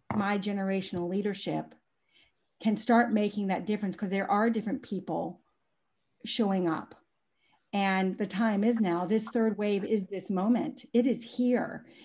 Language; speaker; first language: English; native; English